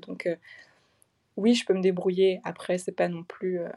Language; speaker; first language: French; native; French